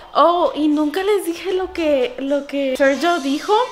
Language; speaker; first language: Spanish; early bilingual, heritage; Spanish